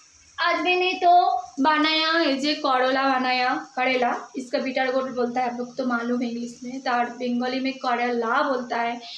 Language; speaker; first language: Hindi; non-native, local second language; Bangla